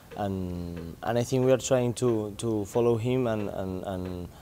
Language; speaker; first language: English; non-native, fluent; Spanish